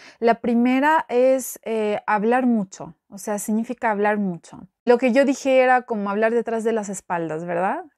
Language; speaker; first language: Spanish; non-native, fluent; Albanian